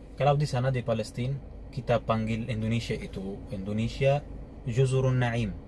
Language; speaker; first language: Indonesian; non-native, learner; Arabic